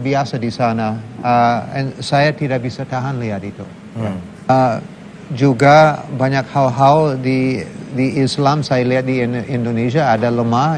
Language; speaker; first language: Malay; non-native, fluent; English